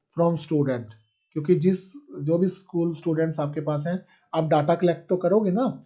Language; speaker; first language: Hindi; non-native, local second language; Punjabi